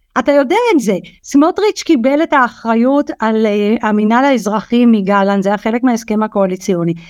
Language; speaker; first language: Hebrew; early bilingual, other home language; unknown